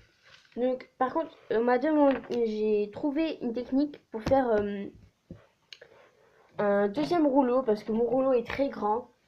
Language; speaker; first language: French; native; French